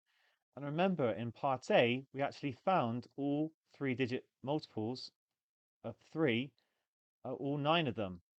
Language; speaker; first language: English; native; English